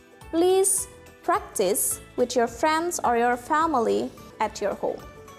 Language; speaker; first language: English; non-native, fluent; Indonesian